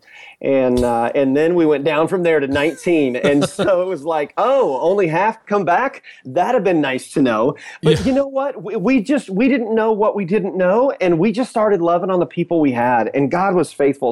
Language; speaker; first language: English; native; English